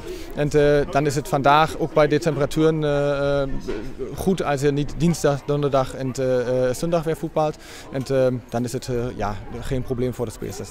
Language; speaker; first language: Dutch; non-native, fluent; German